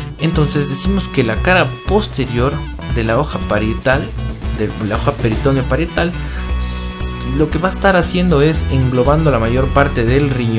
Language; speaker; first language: Spanish; native; Spanish